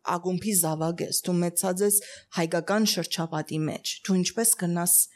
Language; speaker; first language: Armenian; early bilingual, heritage; Armenian